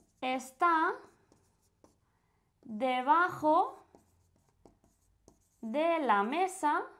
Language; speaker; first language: Spanish; non-native, fluent; Indonesian